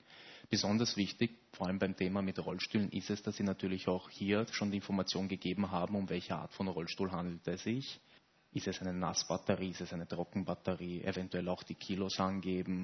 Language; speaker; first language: German; native; German